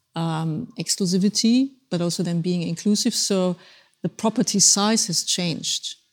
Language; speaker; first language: English; non-native, fluent; German